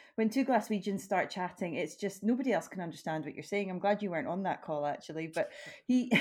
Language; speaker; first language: English; native; English